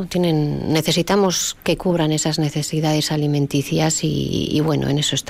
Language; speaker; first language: Spanish; native; Spanish